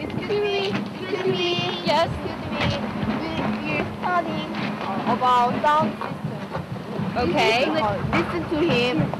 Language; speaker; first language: English; non-native, learner; Korean